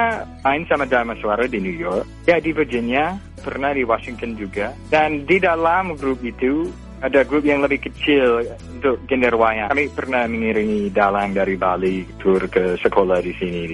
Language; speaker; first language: Indonesian; non-native, fluent; English